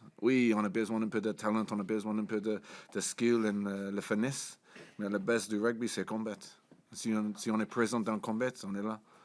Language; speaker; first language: French; non-native, fluent; English